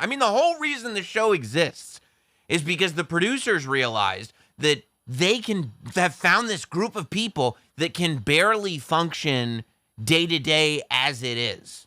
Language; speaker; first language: English; native; English